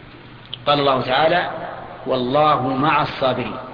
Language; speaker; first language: Arabic; native; Arabic